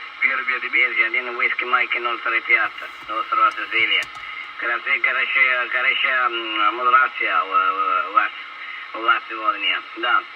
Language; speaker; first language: Russian; non-native, learner; Italian